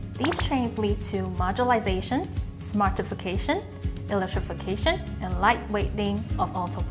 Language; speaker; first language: English; non-native, fluent; Chinese